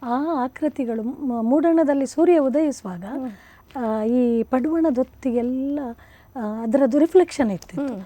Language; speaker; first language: Kannada; non-native, local second language; Konkani